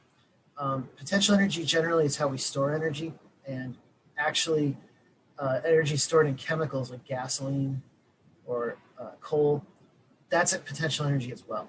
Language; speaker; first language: English; native; English